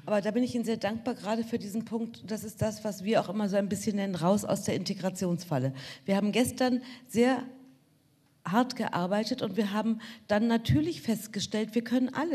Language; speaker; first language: German; native; German